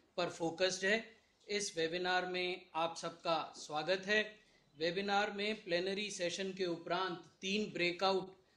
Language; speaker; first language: Hindi; native; Hindi